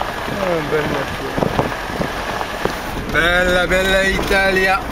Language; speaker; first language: Italian; non-native, learner; French